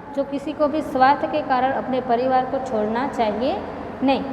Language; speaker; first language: Hindi; non-native, local second language; Gujarati